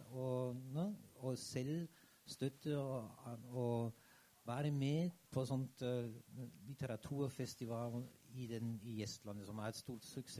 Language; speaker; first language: Norwegian; non-native, fluent; German